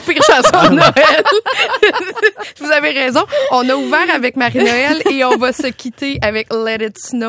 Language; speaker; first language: French; native; French